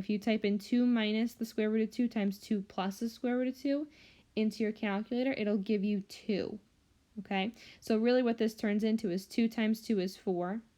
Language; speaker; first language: English; native; English